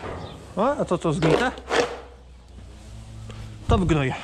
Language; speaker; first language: Polish; native; Polish